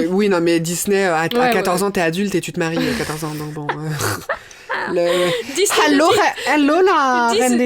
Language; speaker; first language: French; native; French